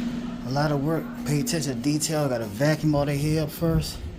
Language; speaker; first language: English; native; English